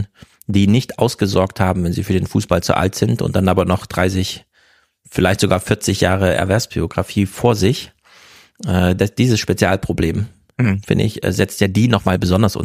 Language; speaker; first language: German; native; German